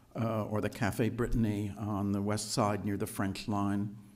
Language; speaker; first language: English; native; English